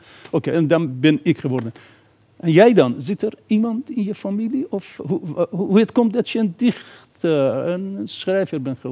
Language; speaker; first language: Dutch; non-native, fluent; Persian